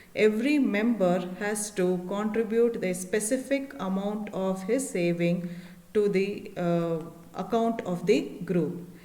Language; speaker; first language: English; non-native, local second language; Kannada